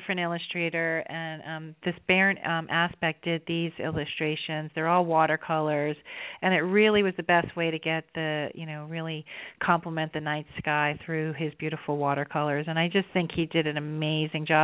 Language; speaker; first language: English; native; English